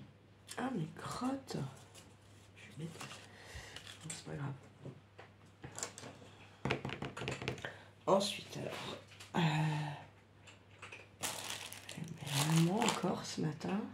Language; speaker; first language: French; native; French